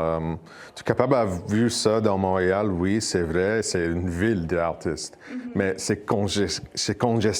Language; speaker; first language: French; non-native, learner; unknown